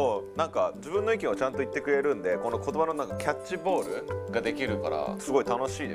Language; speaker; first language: Japanese; native; Japanese